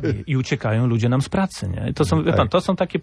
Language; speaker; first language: Polish; native; Polish